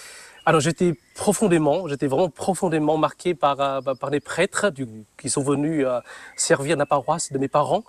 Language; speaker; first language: French; non-native, fluent; Vietnamese